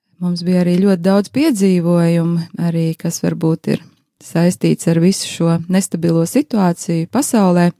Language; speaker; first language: Latvian; native; Latvian